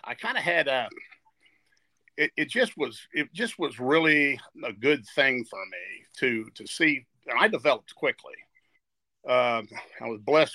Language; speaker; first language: English; native; English